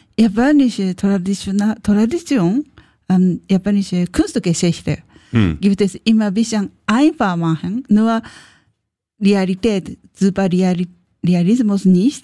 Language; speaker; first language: German; non-native, learner; Japanese